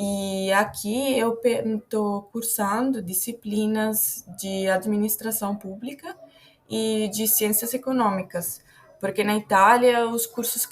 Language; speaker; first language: Portuguese; non-native, fluent; Italian